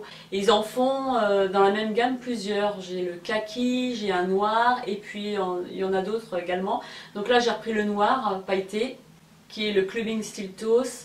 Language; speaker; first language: French; native; French